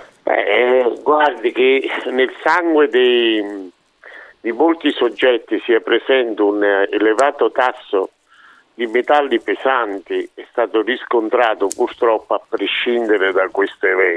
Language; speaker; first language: Italian; native; Italian